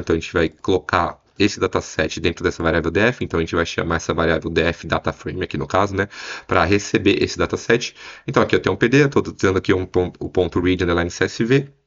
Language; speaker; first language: Portuguese; native; Portuguese